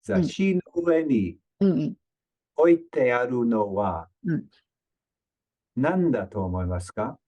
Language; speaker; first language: Japanese; non-native, learner; English